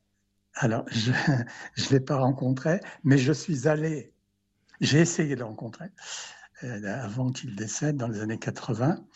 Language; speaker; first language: French; native; French